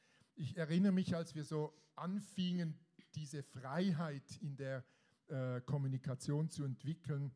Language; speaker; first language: German; native; German